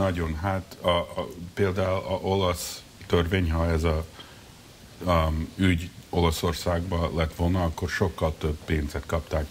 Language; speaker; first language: Hungarian; early bilingual, heritage; Hungarian